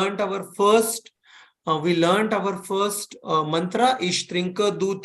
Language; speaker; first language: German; non-native, fluent; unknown